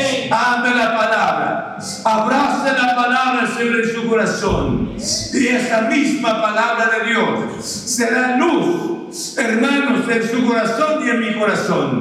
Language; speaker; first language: Spanish; native; Spanish